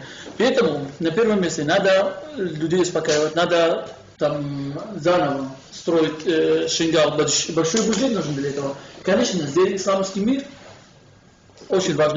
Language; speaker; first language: Russian; non-native, fluent; Kurdish